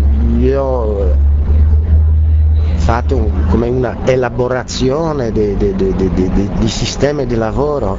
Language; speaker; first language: Italian; non-native, learner; Czech